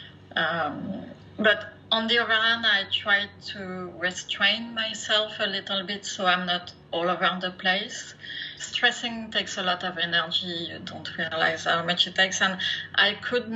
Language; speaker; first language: English; non-native, fluent; French